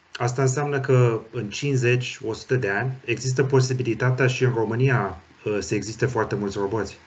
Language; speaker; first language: Romanian; early bilingual, heritage; Romanian